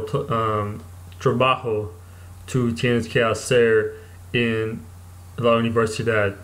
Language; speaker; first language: Spanish; non-native, learner; English